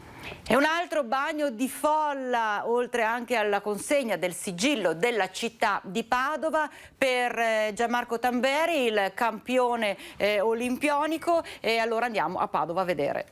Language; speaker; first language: Italian; native; Italian